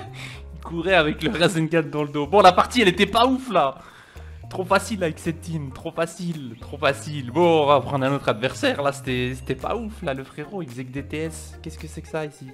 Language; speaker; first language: French; native; French